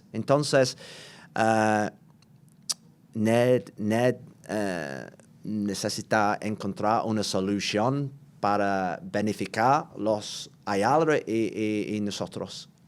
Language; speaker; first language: Spanish; non-native, learner; English